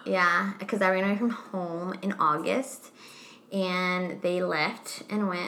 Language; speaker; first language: English; non-native, fluent; Spanish